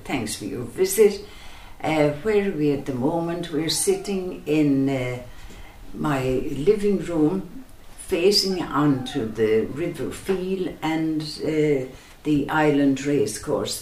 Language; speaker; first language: English; native; English